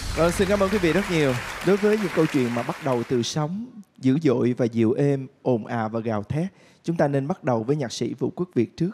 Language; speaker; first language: Vietnamese; native; Vietnamese